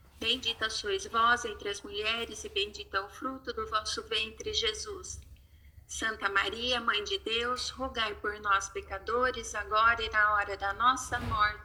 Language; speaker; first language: Portuguese; native; Portuguese